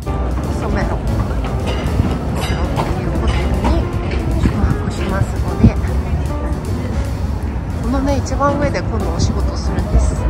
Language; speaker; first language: Japanese; native; Japanese